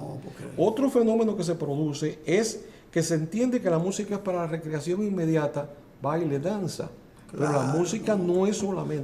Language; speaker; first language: Spanish; native; Spanish